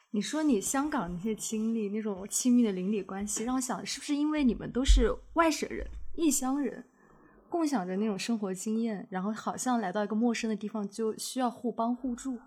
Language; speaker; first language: Chinese; native; Chinese